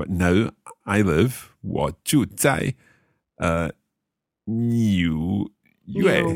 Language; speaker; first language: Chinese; non-native, learner; English